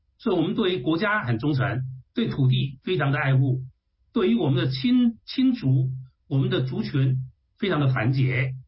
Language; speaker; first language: Chinese; non-native, local second language; Hakka Chinese